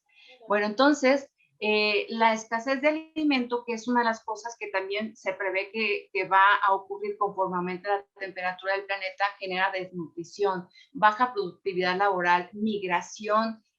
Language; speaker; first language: Spanish; native; Spanish